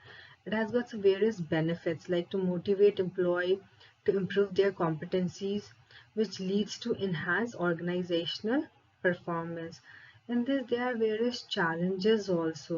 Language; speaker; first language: English; non-native, local second language; Hindi